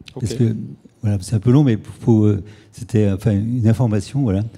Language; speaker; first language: French; native; French